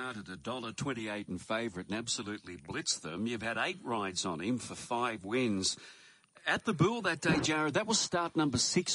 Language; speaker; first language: English; native; English